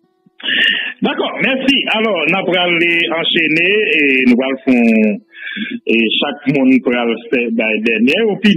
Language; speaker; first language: French; non-native, local second language; Haitian Creole